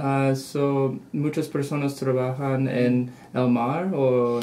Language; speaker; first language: Spanish; non-native, learner; English